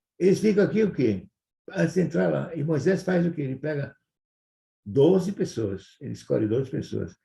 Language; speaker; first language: Portuguese; non-native, fluent; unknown